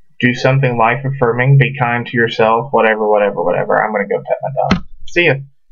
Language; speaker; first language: English; native; English